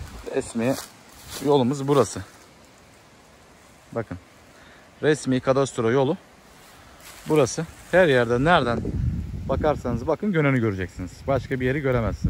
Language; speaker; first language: Turkish; native; Turkish